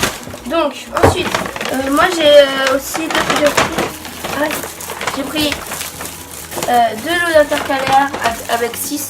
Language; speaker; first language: French; native; French